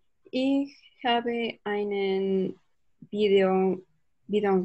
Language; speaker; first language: German; non-native, learner; Spanish